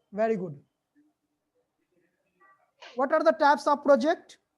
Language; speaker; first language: English; non-native, local second language; Hindi